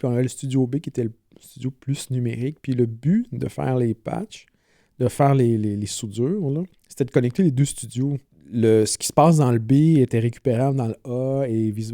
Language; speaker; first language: French; native; French